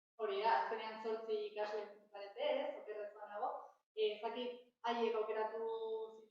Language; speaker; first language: Basque; native; Basque